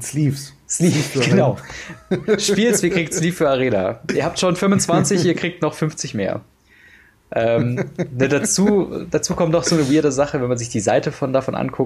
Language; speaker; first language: German; native; German